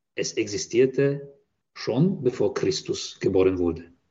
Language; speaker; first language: German; non-native, fluent; Polish